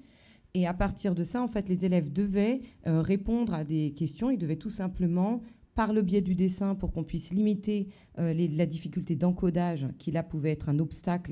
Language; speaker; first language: French; native; French